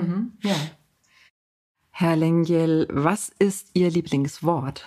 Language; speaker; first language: German; native; German